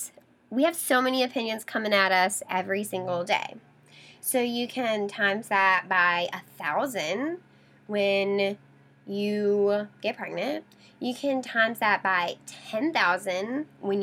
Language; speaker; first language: English; native; English